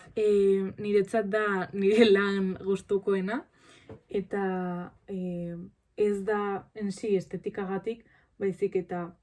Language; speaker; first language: Basque; non-native, local second language; Spanish